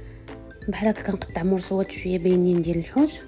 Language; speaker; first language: Arabic; native; Arabic